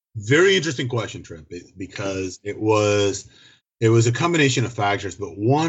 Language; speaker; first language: English; non-native, fluent; Spanish